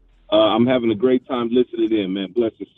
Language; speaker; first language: English; native; English